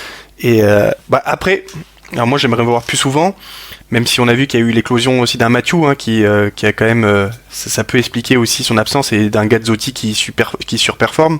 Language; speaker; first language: French; native; French